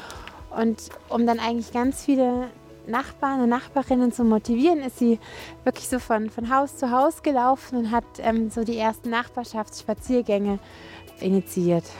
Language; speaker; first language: German; native; German